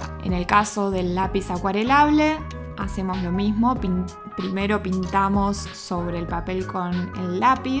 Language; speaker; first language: Spanish; native; Spanish